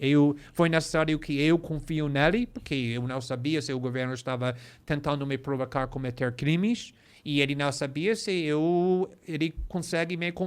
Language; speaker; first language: Portuguese; non-native, fluent; English